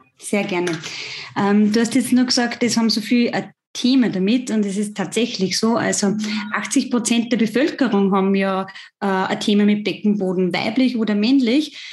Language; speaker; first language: German; native; German